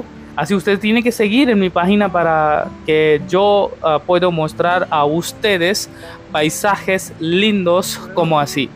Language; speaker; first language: Spanish; non-native, learner; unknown